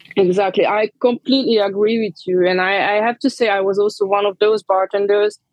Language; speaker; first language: English; non-native, fluent; Romanian